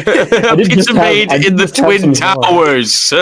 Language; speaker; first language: English; native; English